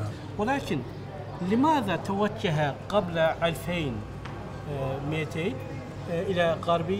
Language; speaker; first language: Arabic; non-native, fluent; Turkish